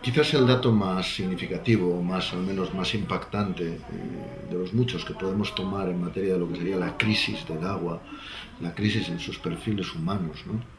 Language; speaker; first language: Spanish; native; Spanish